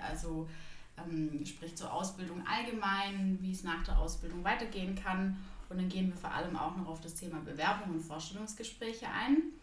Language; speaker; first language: German; native; German